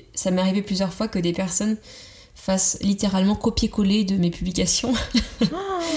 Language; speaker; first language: French; native; French